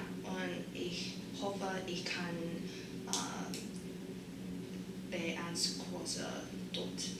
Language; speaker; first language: German; non-native, learner; Chinese